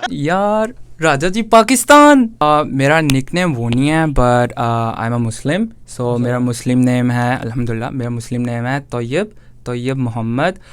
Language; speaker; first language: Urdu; non-native, fluent; Korean